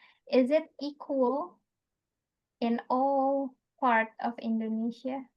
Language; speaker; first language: English; non-native, fluent; Indonesian